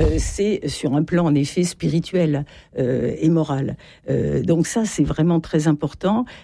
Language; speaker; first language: French; native; French